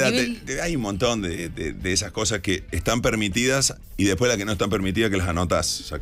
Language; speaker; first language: Spanish; native; Spanish